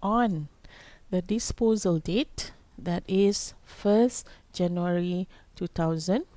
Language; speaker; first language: English; non-native, local second language; Malay